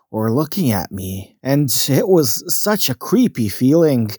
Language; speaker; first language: English; non-native, fluent; Bosnian